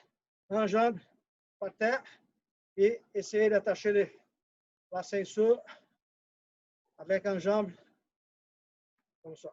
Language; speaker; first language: French; non-native, fluent; Portuguese